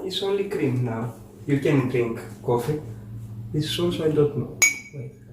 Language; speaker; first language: English; non-native, learner; Greek